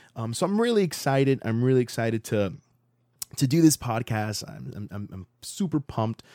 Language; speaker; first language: English; native; English